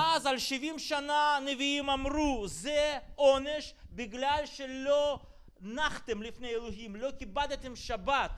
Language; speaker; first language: Hebrew; non-native, fluent; Russian